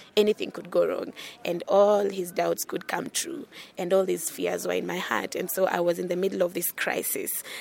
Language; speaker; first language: English; non-native, local second language; Luo (Kenya and Tanzania)